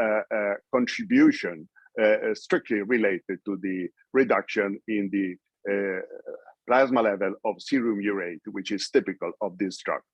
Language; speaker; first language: English; non-native, fluent; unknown